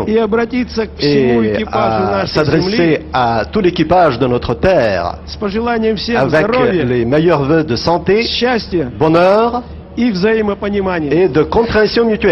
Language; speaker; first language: French; non-native, fluent; Russian